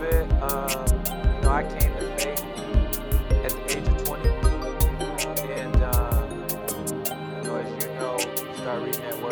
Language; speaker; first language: English; native; English